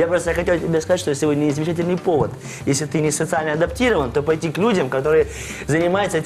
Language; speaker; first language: Russian; native; Russian